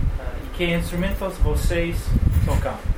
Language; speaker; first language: Portuguese; non-native, learner; Spanish